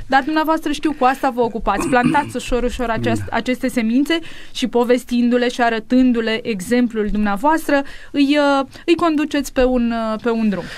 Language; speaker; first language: Romanian; native; Romanian